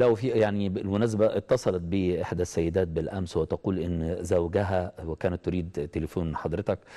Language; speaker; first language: Arabic; native; Arabic